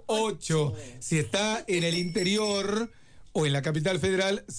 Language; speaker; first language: Spanish; native; Spanish